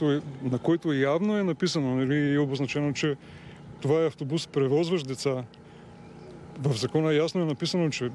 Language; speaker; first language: Bulgarian; native; Bulgarian